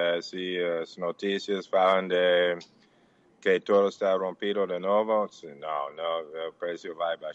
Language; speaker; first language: Portuguese; non-native, fluent; English